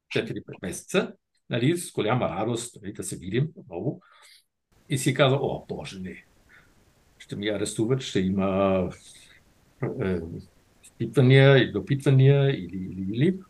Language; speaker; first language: Bulgarian; non-native, fluent; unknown